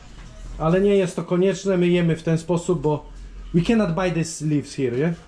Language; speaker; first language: Polish; native; Polish